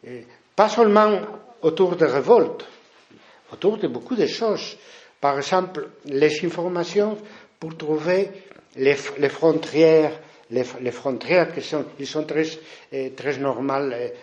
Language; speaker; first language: French; non-native, fluent; Spanish